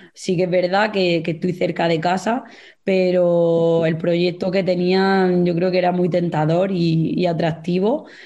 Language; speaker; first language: Spanish; native; Spanish